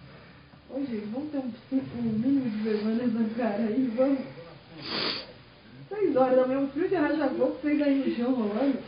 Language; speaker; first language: Portuguese; native; Portuguese